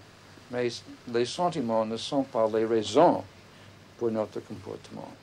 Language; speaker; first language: French; non-native, fluent; English